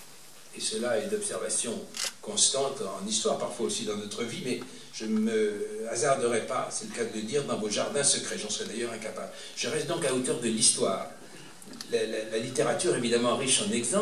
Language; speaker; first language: French; native; French